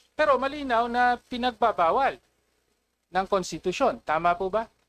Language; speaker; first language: Filipino; native; Filipino